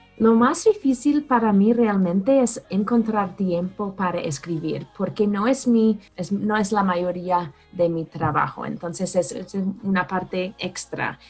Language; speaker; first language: Spanish; non-native, fluent; English